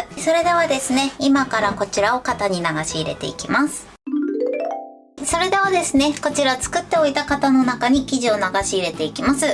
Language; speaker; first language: Japanese; native; Japanese